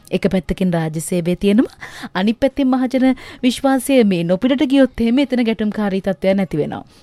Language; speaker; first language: Sinhala; native; Sinhala